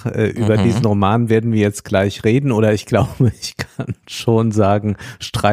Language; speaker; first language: German; native; German